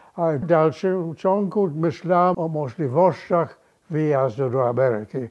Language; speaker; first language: Polish; early bilingual, other home language; English